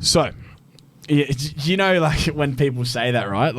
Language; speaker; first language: English; native; English